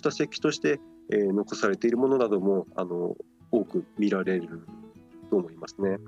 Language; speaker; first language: Japanese; native; Japanese